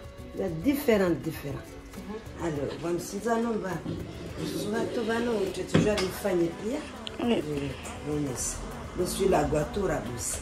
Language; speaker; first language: French; non-native, local second language; Comorian